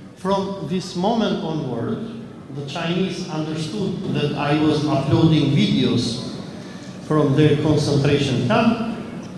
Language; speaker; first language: English; non-native, fluent; Albanian